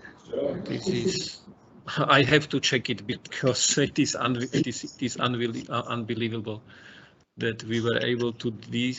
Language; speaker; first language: English; non-native, fluent; Slovak